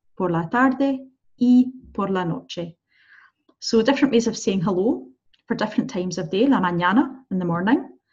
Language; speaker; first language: English; native; English